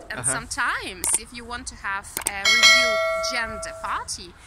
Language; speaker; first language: English; non-native, fluent; Russian